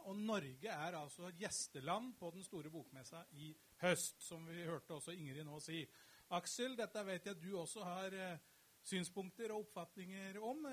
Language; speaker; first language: Norwegian; native; Norwegian